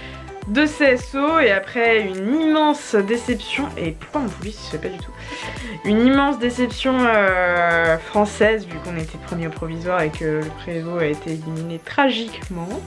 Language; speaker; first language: French; native; French